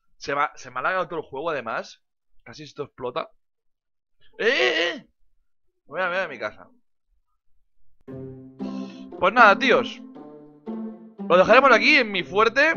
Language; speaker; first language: Spanish; native; Spanish